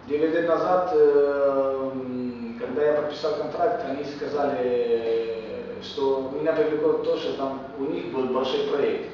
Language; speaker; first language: Russian; non-native, fluent; Romanian